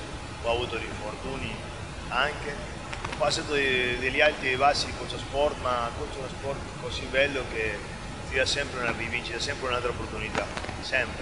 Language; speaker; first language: Italian; non-native, fluent; Spanish